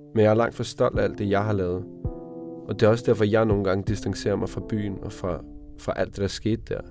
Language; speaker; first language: Danish; native; Danish